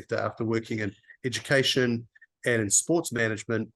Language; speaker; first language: English; native; English